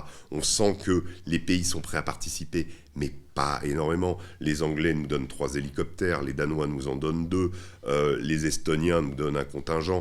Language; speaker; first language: French; native; French